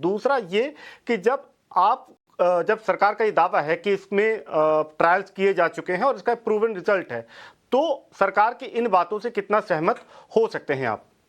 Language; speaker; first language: Hindi; native; Hindi